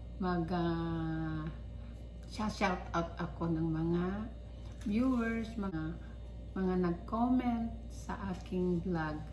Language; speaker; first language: Filipino; non-native, local second language; Iloko